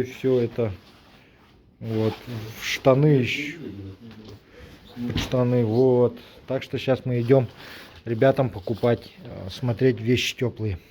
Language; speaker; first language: Russian; native; Russian